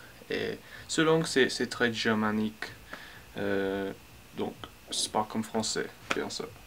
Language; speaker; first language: French; non-native, learner; English